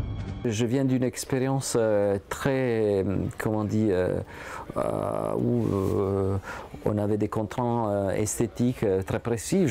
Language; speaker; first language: French; non-native, fluent; Italian